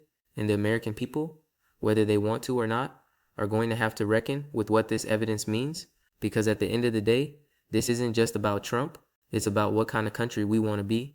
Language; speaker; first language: English; native; English